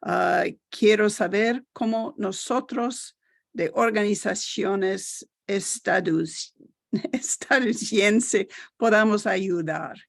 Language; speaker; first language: Spanish; non-native, learner; English